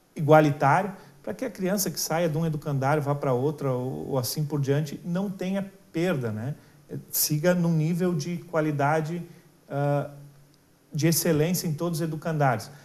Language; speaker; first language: Portuguese; native; Portuguese